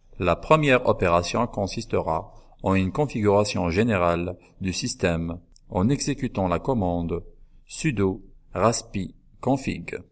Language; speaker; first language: French; non-native, local second language; Arabic